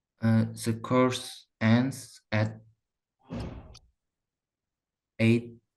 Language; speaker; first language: English; non-native, learner; Uzbek